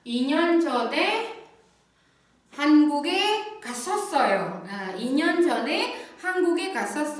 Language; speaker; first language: Korean; non-native, fluent; Indonesian